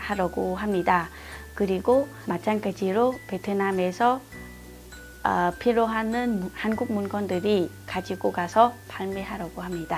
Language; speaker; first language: Korean; non-native, fluent; Vietnamese